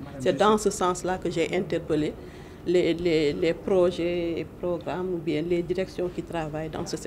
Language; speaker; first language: French; non-native, local second language; Wolof